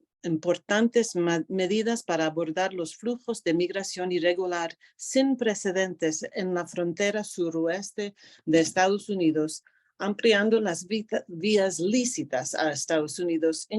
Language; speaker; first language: Spanish; non-native, fluent; English